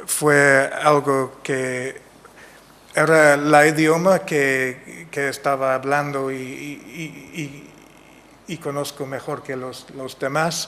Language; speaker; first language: Spanish; non-native, fluent; English